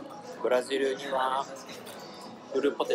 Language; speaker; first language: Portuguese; non-native, learner; Japanese